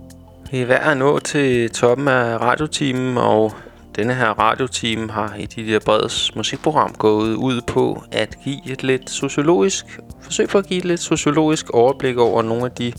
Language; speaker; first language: Danish; native; Danish